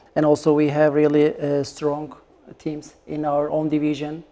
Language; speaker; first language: English; non-native, fluent; Turkish